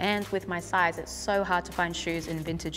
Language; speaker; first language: English; native; English